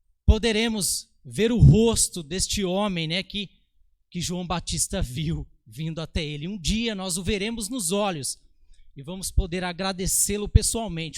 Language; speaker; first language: Portuguese; native; Portuguese